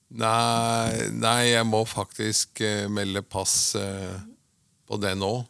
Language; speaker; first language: Norwegian; native; Norwegian